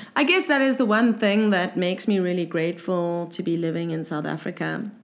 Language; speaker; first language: English; native; English